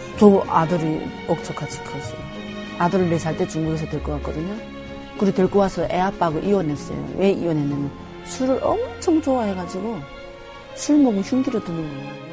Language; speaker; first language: Korean; native; Korean